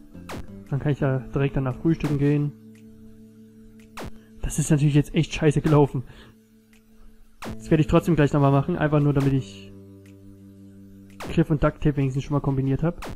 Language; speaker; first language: German; native; German